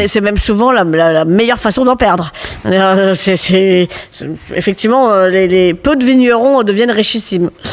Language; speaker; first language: French; native; French